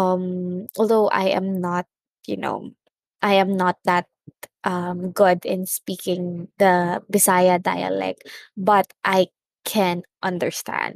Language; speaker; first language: English; non-native, local second language; Filipino